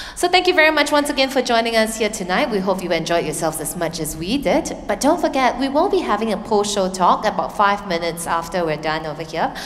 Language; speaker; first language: English; non-native, local second language; Chinese